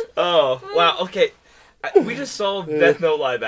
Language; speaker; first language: English; native; English